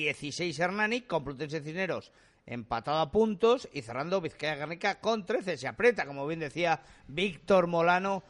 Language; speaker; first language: Spanish; native; Spanish